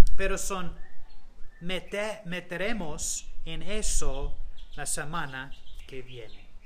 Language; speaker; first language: Spanish; non-native, fluent; English